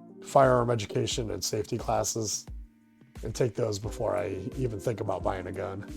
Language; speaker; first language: English; native; English